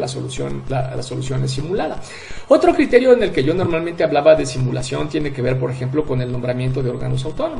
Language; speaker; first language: Spanish; native; Spanish